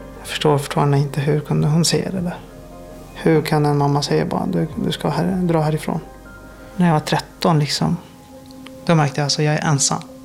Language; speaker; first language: Swedish; non-native, fluent; Persian